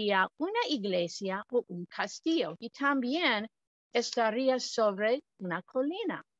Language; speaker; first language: Spanish; non-native, fluent; English